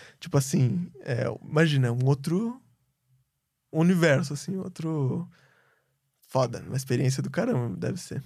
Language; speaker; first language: Portuguese; native; Portuguese